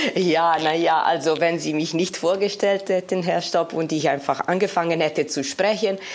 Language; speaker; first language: German; non-native, fluent; Italian